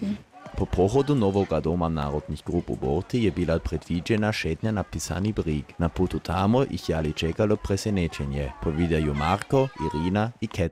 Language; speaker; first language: Serbian; native; Serbian